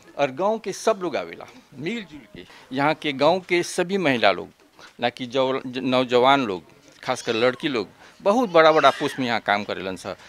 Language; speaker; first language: Bhojpuri; native; Bhojpuri